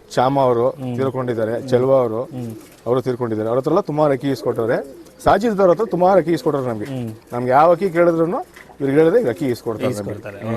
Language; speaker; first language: Kannada; non-native, local second language; Tamil